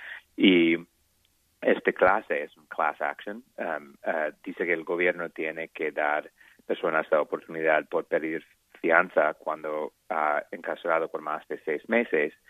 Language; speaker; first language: Spanish; non-native, learner; English